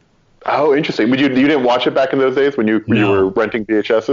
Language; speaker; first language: English; native; English